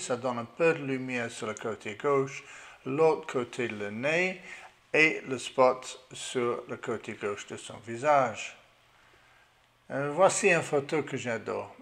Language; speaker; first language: French; non-native, learner; English